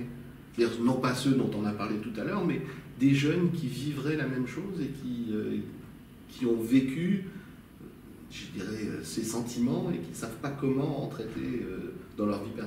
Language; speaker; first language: French; native; French